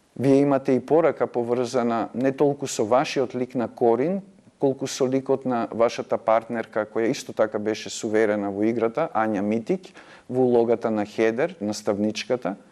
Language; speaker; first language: Macedonian; native; Macedonian